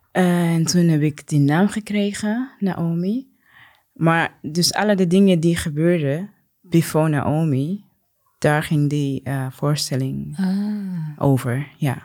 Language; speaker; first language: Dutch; non-native, learner; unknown